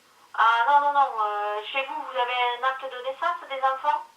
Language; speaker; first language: French; native; French